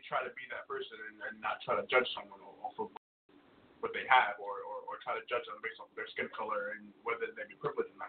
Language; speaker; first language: English; native; English